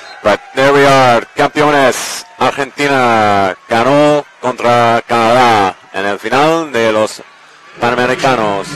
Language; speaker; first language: Spanish; non-native, learner; English